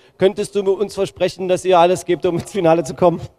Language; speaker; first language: German; native; German